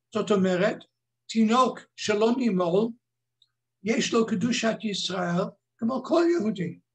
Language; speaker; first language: Hebrew; non-native, fluent; English